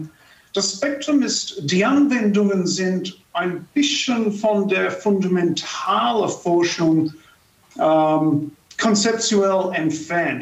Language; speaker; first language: German; non-native, fluent; English